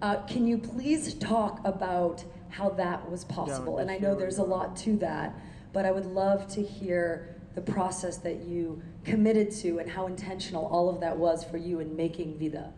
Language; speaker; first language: English; early bilingual, other home language; Urdu